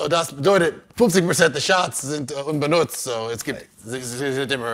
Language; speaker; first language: German; non-native, learner; English